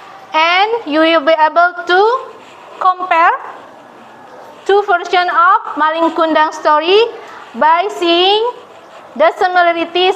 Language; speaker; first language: English; non-native, fluent; Indonesian